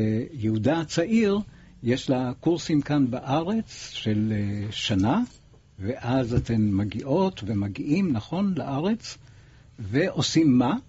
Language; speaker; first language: Hebrew; native; Hebrew